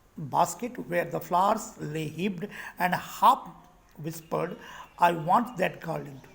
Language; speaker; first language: English; non-native, local second language; Hindi